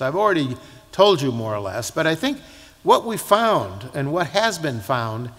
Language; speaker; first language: English; native; English